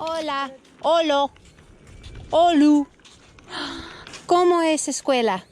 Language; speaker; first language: Spanish; non-native, learner; English